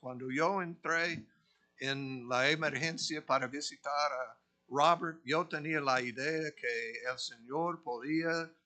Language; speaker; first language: Spanish; non-native, fluent; English